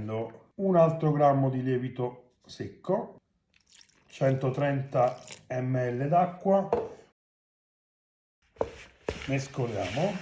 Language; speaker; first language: Italian; native; Italian